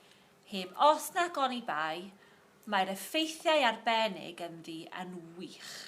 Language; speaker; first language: Welsh; non-native, local second language; English